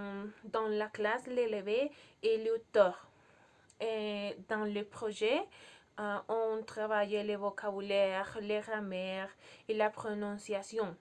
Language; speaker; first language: French; non-native, learner; Spanish